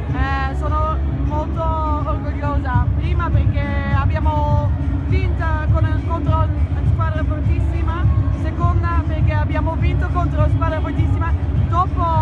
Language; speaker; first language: Italian; non-native, fluent; Dutch